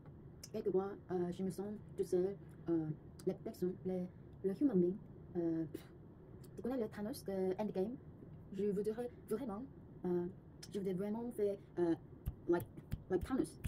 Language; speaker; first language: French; non-native, learner; Korean